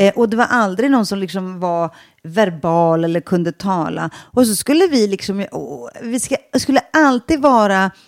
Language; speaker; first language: Swedish; early bilingual, other home language; Greek